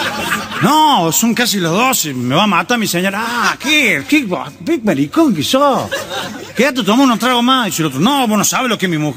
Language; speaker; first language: Spanish; native; Spanish